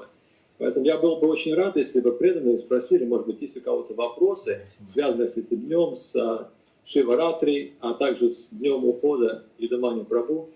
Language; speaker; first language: Russian; native; Russian